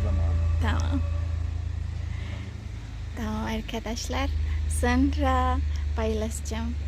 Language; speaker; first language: Turkish; non-native, learner; Indonesian